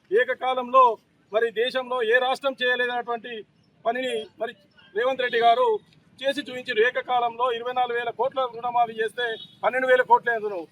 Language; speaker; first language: Telugu; native; Telugu